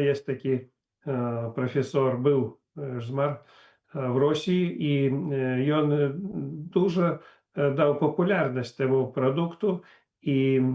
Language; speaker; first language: Polish; non-native, learner; Russian